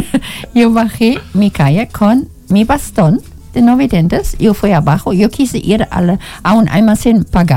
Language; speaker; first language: Spanish; non-native, learner; German